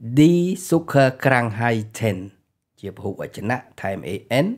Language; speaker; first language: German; non-native, fluent; Khmer